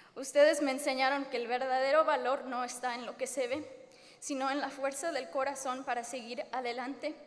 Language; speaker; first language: Spanish; early bilingual, heritage; Spanish